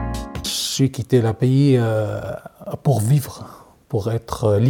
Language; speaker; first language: French; non-native, learner; Arabic